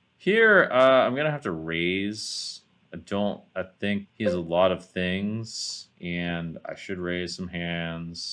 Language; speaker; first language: English; native; English